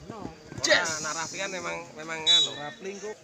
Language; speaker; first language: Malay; non-native, local second language; Javanese